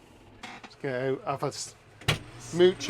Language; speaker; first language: English; native; English